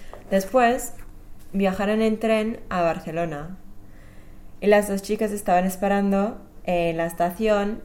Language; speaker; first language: Spanish; non-native, fluent; English